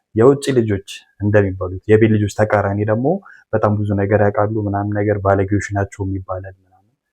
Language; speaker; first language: Amharic; native; Amharic